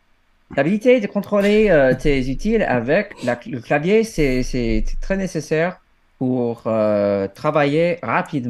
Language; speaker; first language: French; non-native, fluent; English